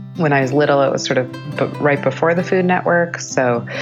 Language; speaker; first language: English; native; English